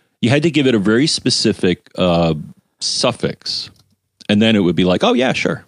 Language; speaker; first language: English; native; English